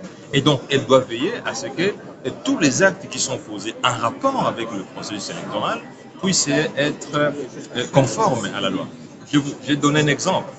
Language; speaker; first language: French; non-native, local second language; Kongo